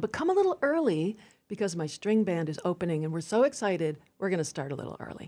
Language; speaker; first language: English; early bilingual, other home language; French